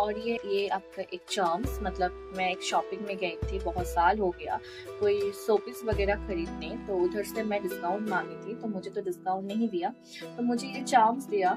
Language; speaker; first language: Hindi; non-native, local second language; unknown